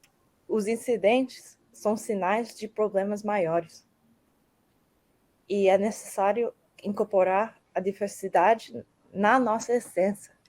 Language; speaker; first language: Portuguese; early bilingual, heritage; Portuguese